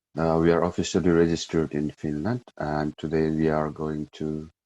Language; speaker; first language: English; non-native, local second language; Nepali